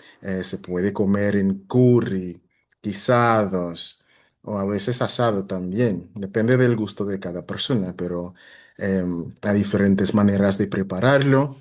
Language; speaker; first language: Spanish; non-native, fluent; English